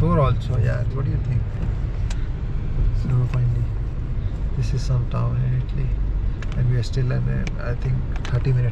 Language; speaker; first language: English; non-native, fluent; Hindi